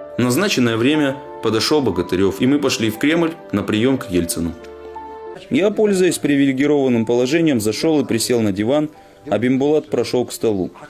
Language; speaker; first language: Russian; non-native, local second language; Ingush